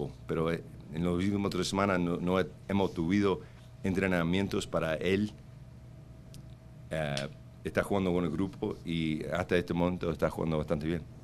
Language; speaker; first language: Spanish; early bilingual, heritage; Spanish